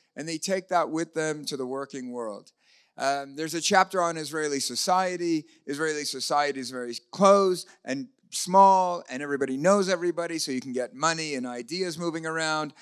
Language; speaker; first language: English; native; English